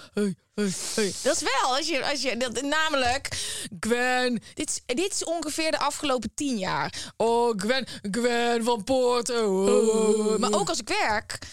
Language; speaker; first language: Dutch; native; Dutch